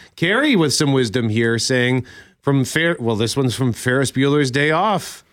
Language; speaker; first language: English; native; English